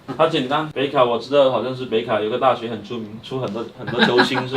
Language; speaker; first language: Chinese; native; Chinese